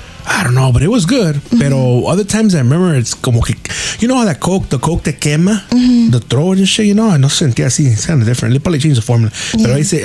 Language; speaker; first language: English; early bilingual, other home language; Spanish